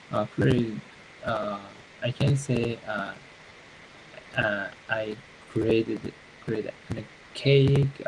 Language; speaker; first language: English; non-native, learner; Japanese